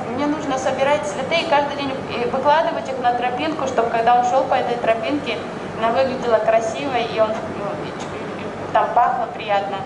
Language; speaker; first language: Russian; native; Russian